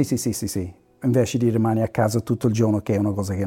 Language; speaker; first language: Italian; non-native, fluent; English